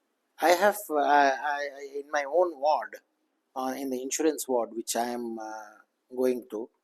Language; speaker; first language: English; non-native, local second language; Kannada